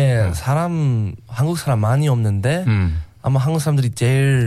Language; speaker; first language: Korean; non-native, learner; English